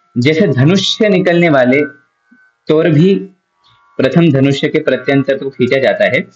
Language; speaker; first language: Hindi; non-native, local second language; Marathi